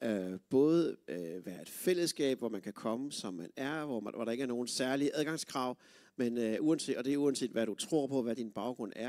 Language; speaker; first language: Danish; native; Danish